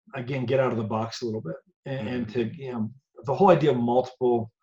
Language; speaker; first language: English; native; English